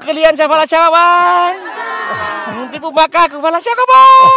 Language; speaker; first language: Portuguese; non-native, learner; Vietnamese